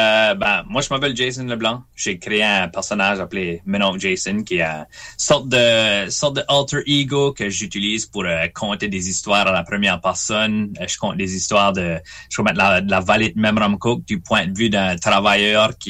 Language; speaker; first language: French; native; French